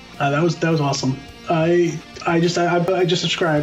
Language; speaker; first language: English; native; English